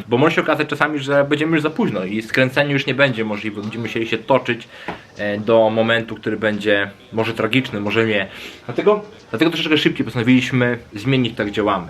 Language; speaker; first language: Polish; native; Polish